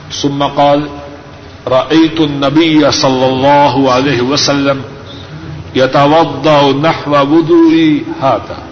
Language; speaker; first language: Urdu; non-native, local second language; Punjabi